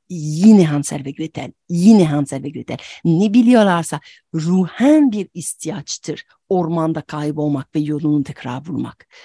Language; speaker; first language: Turkish; non-native, fluent; French